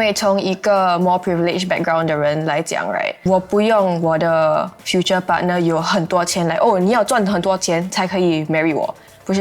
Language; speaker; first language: Chinese; non-native, local second language; English